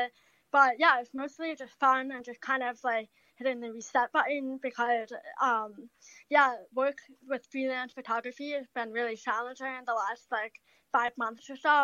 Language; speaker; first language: English; native; English